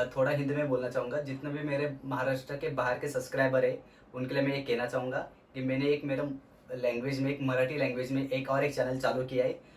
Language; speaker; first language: Hindi; non-native, local second language; Marathi